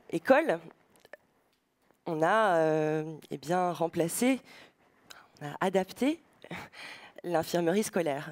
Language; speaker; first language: French; native; French